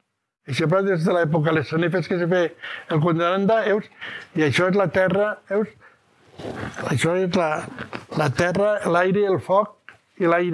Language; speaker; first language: Catalan; native; Catalan